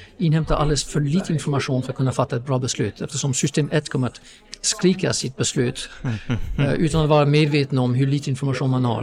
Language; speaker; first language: Swedish; non-native, fluent; English